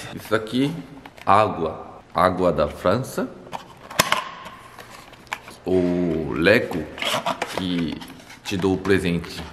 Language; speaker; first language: Portuguese; non-native, learner; Korean